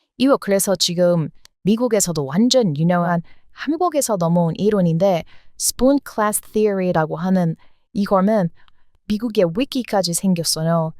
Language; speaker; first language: Korean; non-native, fluent; English